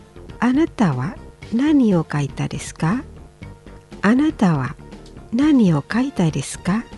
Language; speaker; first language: Japanese; non-native, fluent; Indonesian